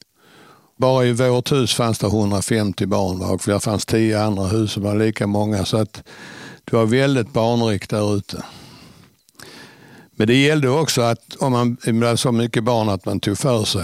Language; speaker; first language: Swedish; native; Swedish